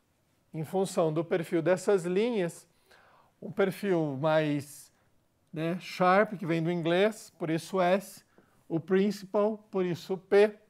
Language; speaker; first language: Portuguese; native; Portuguese